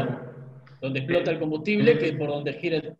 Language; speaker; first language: Spanish; native; Spanish